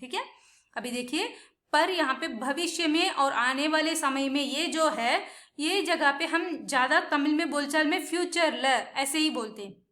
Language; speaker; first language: Hindi; non-native, local second language; Tamil